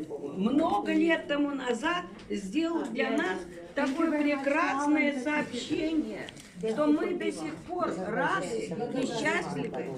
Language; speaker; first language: Russian; native; Russian